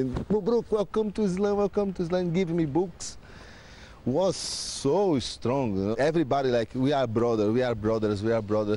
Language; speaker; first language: English; non-native, learner; Portuguese